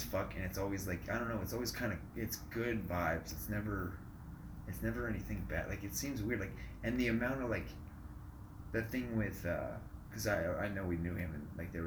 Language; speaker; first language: English; native; English